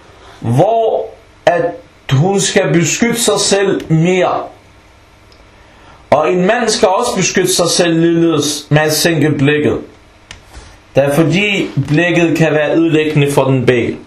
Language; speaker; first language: Danish; non-native, local second language; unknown